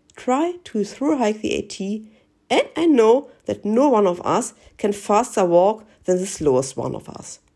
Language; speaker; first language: English; non-native, learner; German